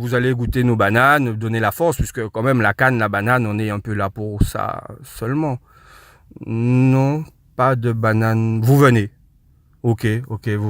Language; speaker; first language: French; non-native, local second language; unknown